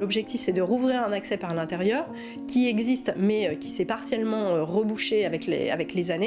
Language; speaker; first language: French; native; French